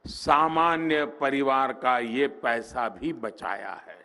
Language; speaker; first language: Hindi; non-native, local second language; Gujarati